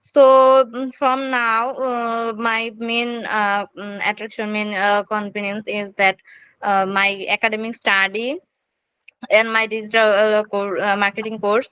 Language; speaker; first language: English; non-native, learner; Bangla